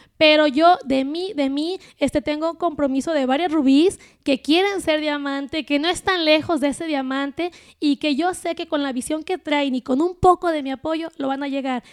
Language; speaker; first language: Spanish; native; Spanish